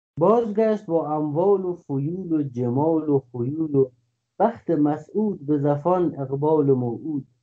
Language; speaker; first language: Persian; non-native, local second language; Kurdish